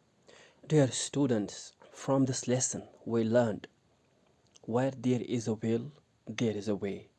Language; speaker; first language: English; non-native, local second language; Kashmiri